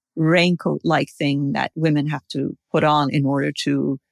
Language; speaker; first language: English; non-native, fluent; Persian